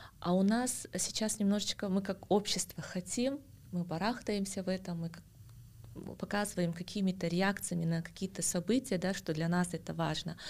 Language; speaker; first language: Russian; non-native, local second language; Kazakh